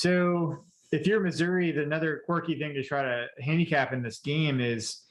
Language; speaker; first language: English; native; English